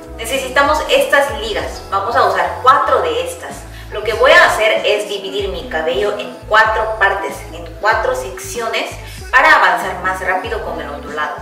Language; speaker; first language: Spanish; non-native, fluent; Korean